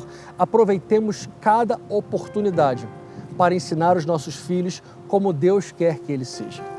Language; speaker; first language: Portuguese; native; Portuguese